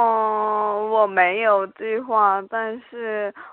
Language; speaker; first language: Chinese; non-native, learner; Korean